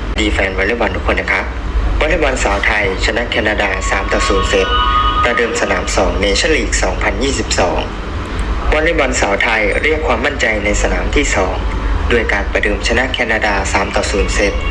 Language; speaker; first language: Thai; native; Thai